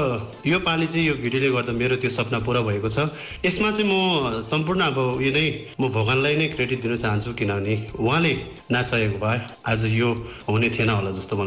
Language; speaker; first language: Nepali; native; Nepali